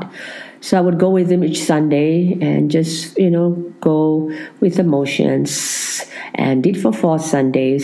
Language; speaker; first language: English; non-native, local second language; Tamil